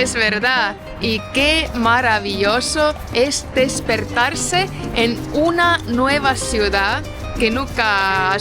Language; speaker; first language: Spanish; non-native, fluent; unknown